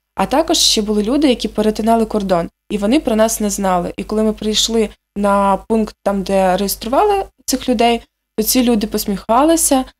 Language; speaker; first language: Ukrainian; native; Ukrainian